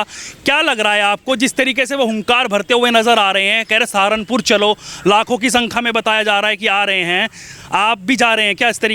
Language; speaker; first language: Hindi; native; Hindi